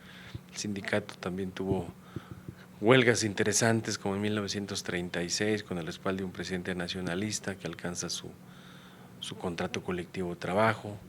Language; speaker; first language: Spanish; native; Spanish